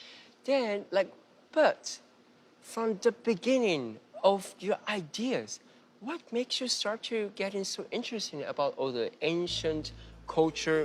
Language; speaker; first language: English; non-native, fluent; Chinese